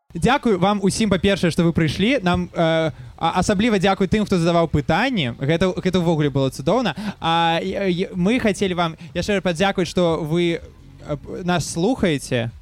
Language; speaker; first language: Belarusian; non-native, local second language; Russian